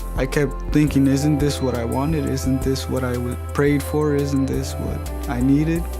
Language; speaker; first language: English; early bilingual, other home language; Spanish